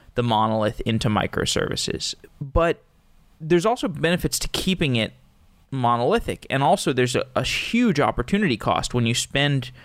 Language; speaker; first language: English; native; English